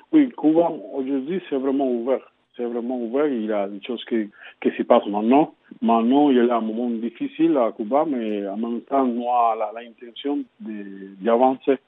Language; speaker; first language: French; non-native, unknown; Spanish